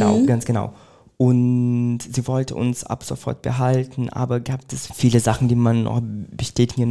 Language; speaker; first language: German; non-native, fluent; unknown